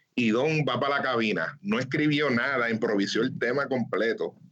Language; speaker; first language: Spanish; early bilingual, heritage; Spanish